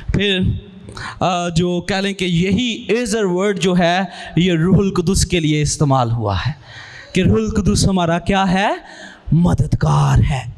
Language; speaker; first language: Urdu; non-native, local second language; Punjabi